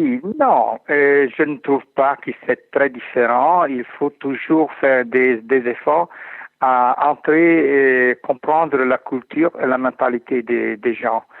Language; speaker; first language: French; non-native, fluent; Italian